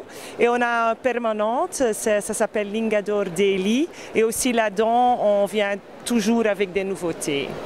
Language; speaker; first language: French; non-native, fluent; Dutch